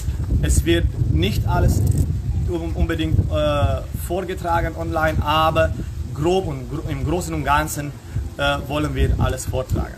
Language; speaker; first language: German; non-native, fluent; Romanian